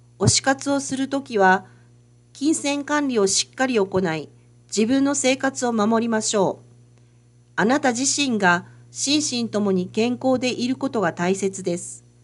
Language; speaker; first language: Japanese; native; Japanese